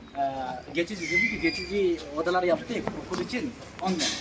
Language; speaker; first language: Turkish; non-native, learner; Bangla